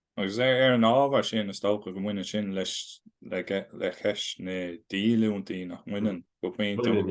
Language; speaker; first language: Irish; non-native, local second language; English